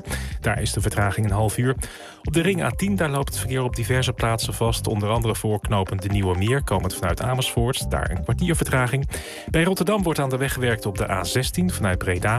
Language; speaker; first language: Dutch; native; Dutch